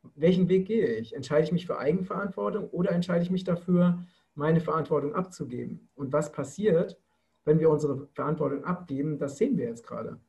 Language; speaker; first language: German; native; German